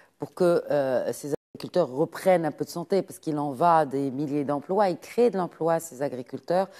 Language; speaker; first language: French; non-native, local second language; Arabic